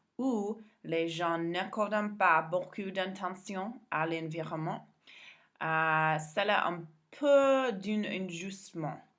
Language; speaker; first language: French; non-native, learner; English